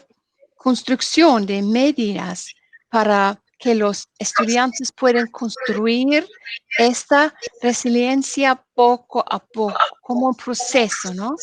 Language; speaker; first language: Spanish; non-native, learner; Norwegian